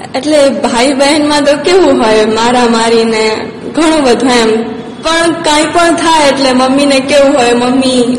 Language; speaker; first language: Gujarati; non-native, local second language; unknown